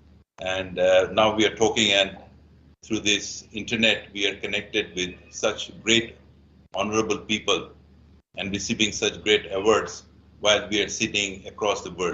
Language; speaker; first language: English; non-native, fluent; Bangla